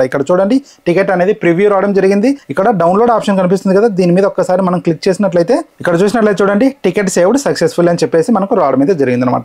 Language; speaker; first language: Telugu; native; Telugu